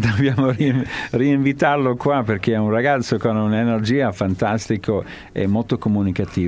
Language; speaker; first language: Italian; non-native, fluent; English